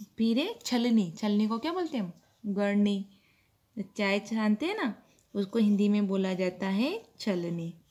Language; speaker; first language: Hindi; non-native, local second language; Gujarati